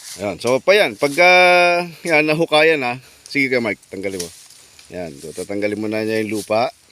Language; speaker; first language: Filipino; native; Filipino